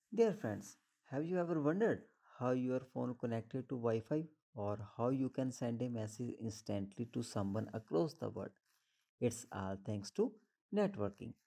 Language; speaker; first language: English; non-native, local second language; Hindi